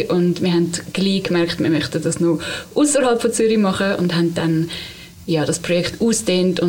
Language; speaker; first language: German; native; German